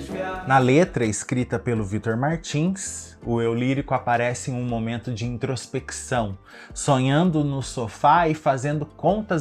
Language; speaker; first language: Portuguese; native; Portuguese